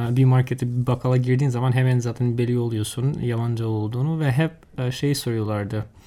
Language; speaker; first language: Turkish; non-native, fluent; Albanian